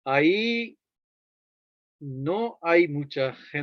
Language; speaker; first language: Spanish; non-native, fluent; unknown